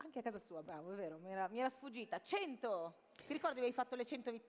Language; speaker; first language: Italian; native; Italian